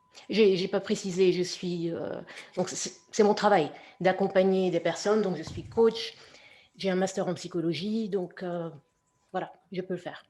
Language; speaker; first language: French; non-native, local second language; Arabic